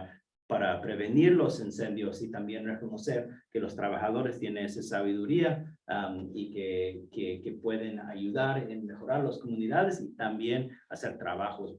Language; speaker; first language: Spanish; non-native, fluent; English